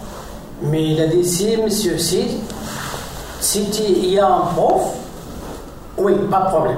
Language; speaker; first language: French; non-native, learner; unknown